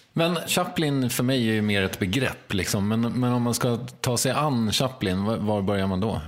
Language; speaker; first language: Swedish; native; Swedish